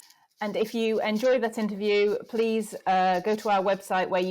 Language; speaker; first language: English; native; English